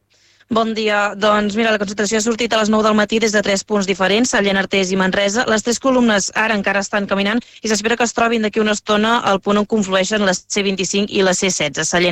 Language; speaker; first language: Catalan; native; Catalan